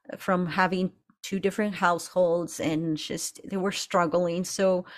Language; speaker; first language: English; early bilingual, other home language; Spanish